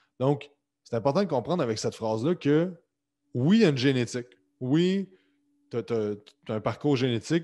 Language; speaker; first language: French; native; French